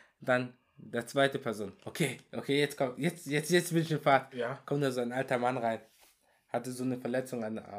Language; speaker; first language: German; early bilingual, other home language; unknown